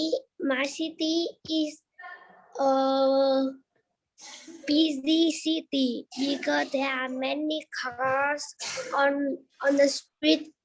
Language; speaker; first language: English; non-native, learner; Vietnamese